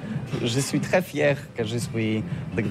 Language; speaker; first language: French; non-native, learner; Polish